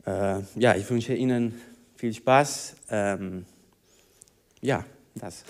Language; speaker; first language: German; non-native, learner; Spanish